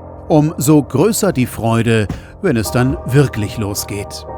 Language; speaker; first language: German; native; German